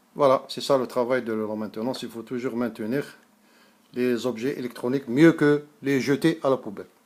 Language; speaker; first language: French; non-native, local second language; Arabic